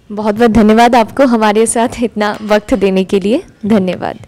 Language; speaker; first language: Hindi; non-native, local second language; Bangla